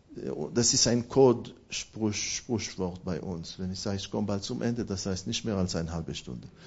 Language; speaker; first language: German; non-native, fluent; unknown